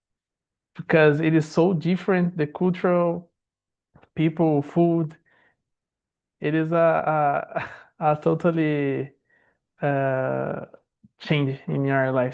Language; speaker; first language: English; non-native, learner; Portuguese